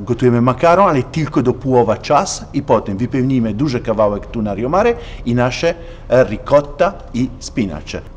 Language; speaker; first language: Polish; non-native, learner; Italian